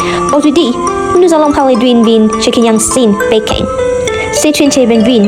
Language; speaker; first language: French; non-native, learner; Vietnamese